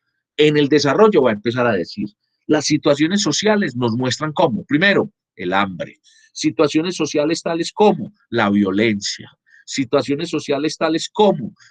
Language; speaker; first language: Spanish; native; Spanish